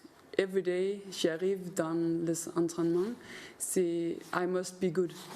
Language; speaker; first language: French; non-native, learner; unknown